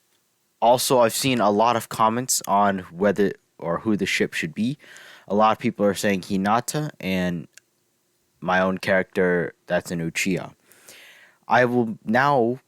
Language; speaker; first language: English; native; English